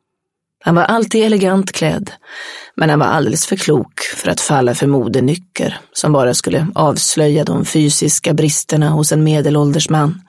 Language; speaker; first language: Swedish; native; Swedish